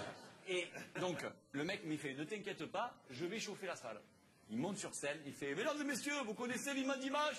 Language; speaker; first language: French; native; French